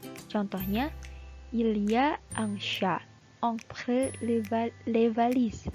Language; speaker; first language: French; non-native, learner; Indonesian